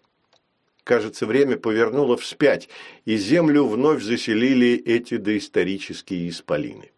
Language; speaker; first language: Russian; native; Russian